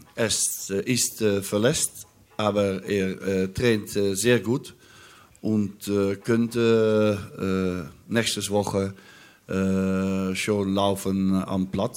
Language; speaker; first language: German; non-native, learner; Dutch